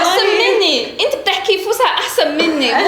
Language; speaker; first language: Arabic; non-native, fluent; Chinese